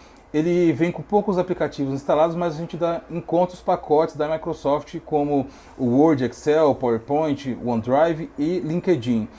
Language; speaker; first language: Portuguese; native; Portuguese